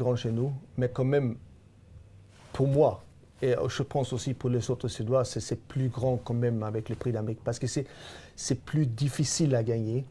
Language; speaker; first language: French; non-native, fluent; Swedish